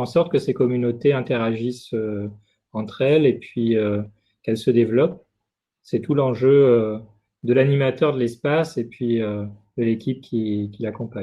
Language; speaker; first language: French; native; French